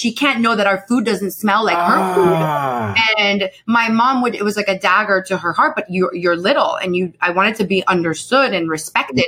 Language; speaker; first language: English; early bilingual, other home language; Spanish